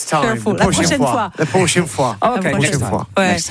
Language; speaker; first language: French; non-native, learner; English